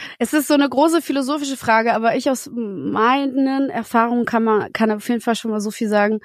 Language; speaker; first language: German; early bilingual, other home language; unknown